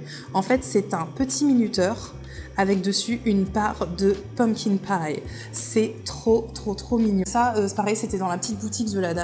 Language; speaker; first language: French; native; French